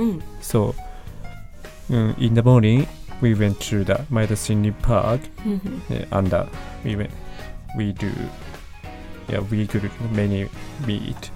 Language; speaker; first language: English; non-native, learner; Japanese